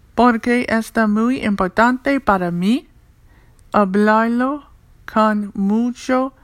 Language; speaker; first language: Spanish; non-native, learner; English